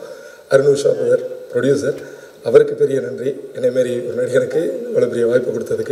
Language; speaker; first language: Tamil; native; Tamil